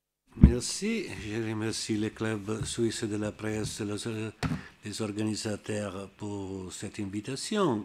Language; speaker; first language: French; non-native, learner; Italian